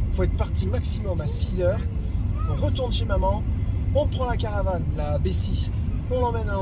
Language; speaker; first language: French; native; French